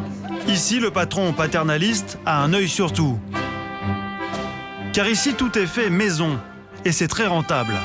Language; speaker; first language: French; native; French